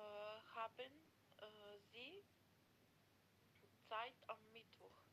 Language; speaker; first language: German; non-native, learner; Macedonian